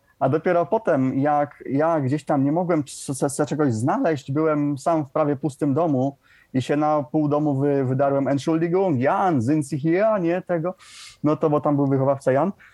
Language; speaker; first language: Polish; native; Polish